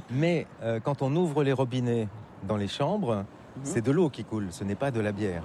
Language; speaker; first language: French; native; French